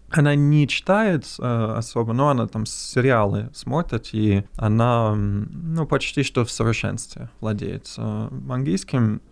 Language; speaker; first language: Russian; non-native, fluent; English